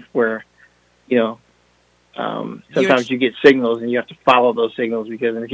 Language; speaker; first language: English; non-native, fluent; French